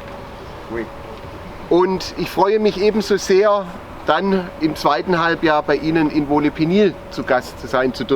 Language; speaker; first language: German; native; German